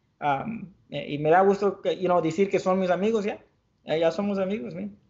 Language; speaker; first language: Spanish; early bilingual, heritage; Spanish